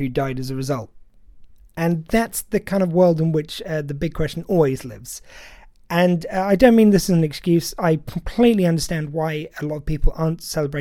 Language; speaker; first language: English; native; English